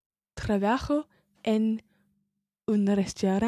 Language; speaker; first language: Spanish; non-native, learner; English